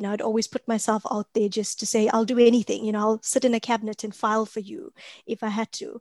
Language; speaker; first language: English; native; English